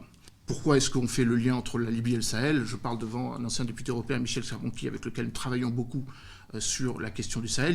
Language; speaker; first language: French; native; French